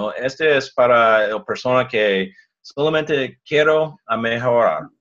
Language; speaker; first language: Spanish; non-native, learner; English